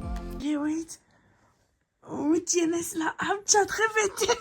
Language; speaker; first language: Spanish; non-native, learner; French